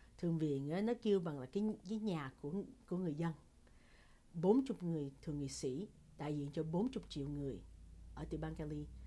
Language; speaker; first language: Vietnamese; early bilingual, heritage; Vietnamese